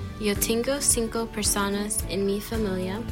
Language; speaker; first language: Spanish; non-native, learner; English